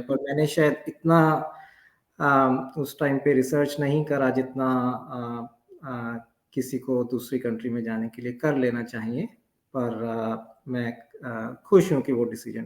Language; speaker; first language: Hindi; native; Hindi